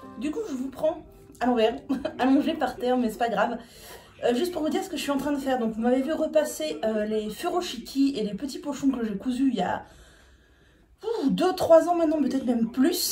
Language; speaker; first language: French; native; French